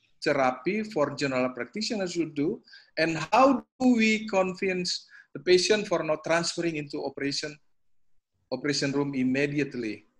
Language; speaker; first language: English; non-native, learner; Indonesian